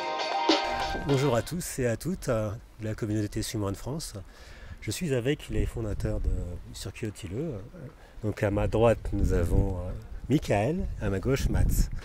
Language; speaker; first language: French; native; French